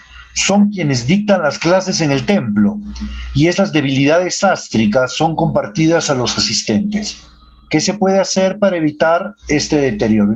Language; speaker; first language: Spanish; native; Spanish